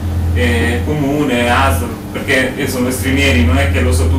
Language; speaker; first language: Italian; non-native, learner; Bangla